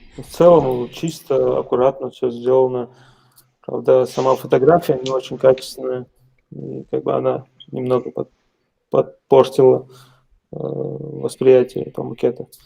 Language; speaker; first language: Russian; non-native, local second language; Ingush